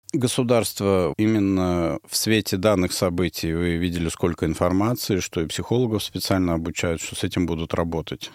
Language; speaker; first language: Russian; native; Russian